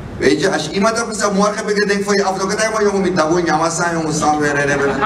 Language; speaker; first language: Dutch; native; Dutch